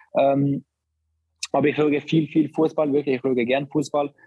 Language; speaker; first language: German; non-native, learner; Albanian